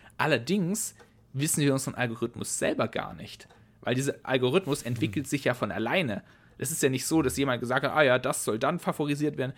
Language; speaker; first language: German; native; German